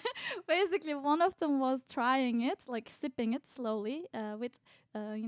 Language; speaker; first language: English; non-native, fluent; Turkish